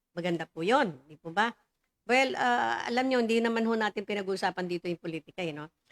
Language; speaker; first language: Filipino; native; Filipino